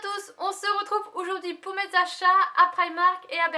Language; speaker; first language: French; native; French